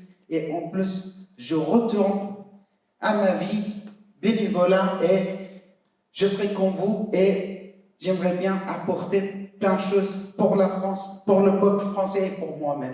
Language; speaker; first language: French; non-native, fluent; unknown